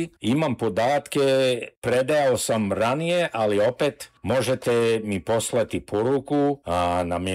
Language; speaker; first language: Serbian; early bilingual, heritage; English